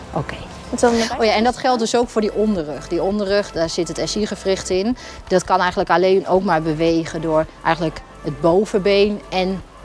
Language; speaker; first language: Dutch; native; Dutch